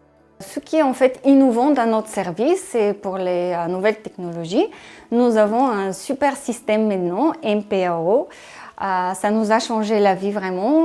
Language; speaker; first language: French; non-native, fluent; Bulgarian